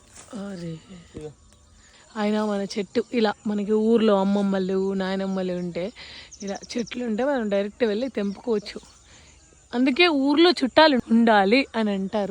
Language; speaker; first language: Telugu; native; Telugu